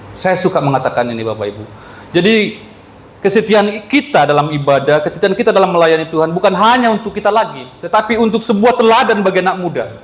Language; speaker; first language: Indonesian; non-native, local second language; Batak Toba